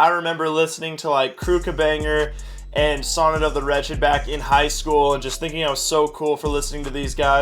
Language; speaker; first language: English; native; English